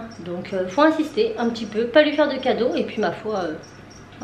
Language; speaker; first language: French; native; French